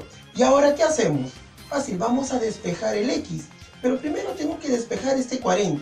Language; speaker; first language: Spanish; native; Spanish